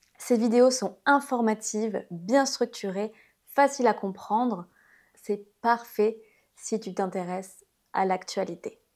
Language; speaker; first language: French; native; French